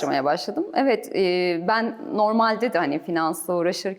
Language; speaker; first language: Turkish; native; Turkish